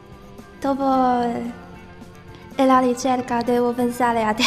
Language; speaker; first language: Italian; non-native, learner; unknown